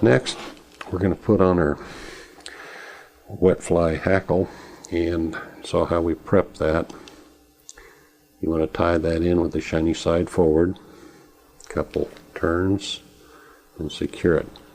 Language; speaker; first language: English; native; English